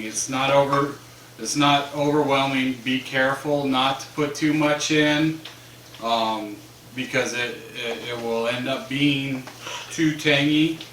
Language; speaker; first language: English; native; English